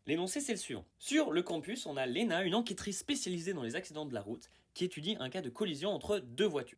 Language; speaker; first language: French; native; French